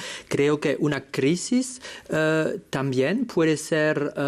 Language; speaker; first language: Spanish; non-native, fluent; French